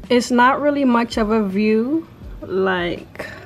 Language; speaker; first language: English; native; English